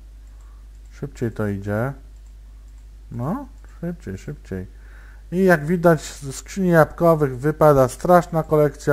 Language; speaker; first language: Polish; native; Polish